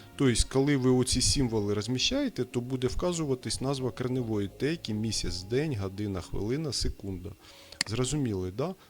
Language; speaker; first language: Ukrainian; non-native, local second language; Russian